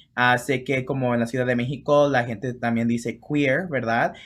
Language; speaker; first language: Spanish; early bilingual, heritage; Spanish